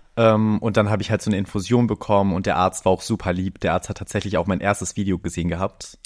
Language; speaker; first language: German; early bilingual, other home language; Greek